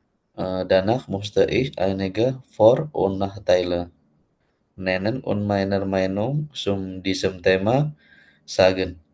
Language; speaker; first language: German; non-native, learner; Indonesian